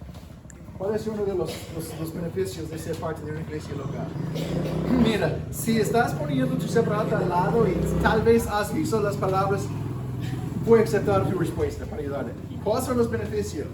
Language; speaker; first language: Spanish; non-native, fluent; English